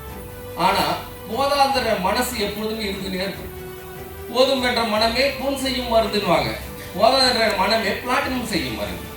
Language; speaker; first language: Tamil; native; Tamil